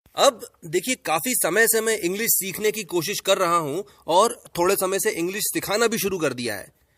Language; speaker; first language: Hindi; native; Hindi